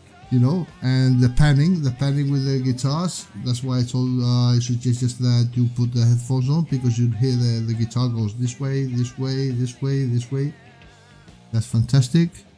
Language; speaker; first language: English; non-native, fluent; Spanish